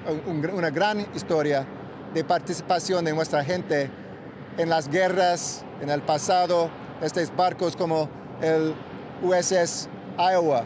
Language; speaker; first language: Spanish; non-native, local second language; English